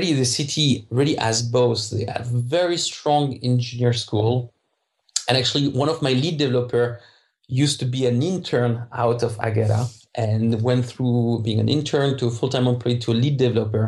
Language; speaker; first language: English; non-native, fluent; French